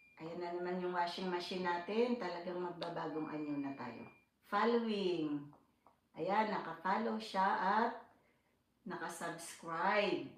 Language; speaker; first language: Filipino; non-native, local second language; Cebuano